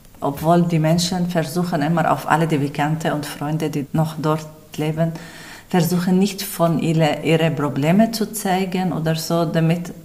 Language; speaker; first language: German; non-native, fluent; Arabic